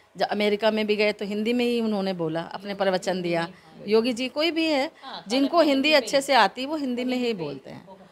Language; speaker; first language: Hindi; native; Hindi